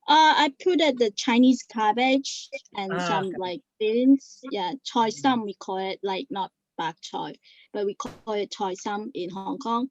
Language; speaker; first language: English; non-native, local second language; Cantonese